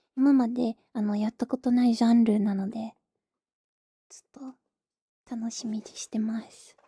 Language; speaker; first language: Japanese; non-native, learner; English